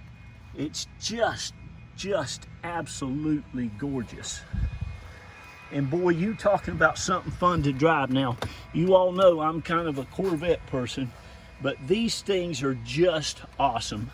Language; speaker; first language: English; native; English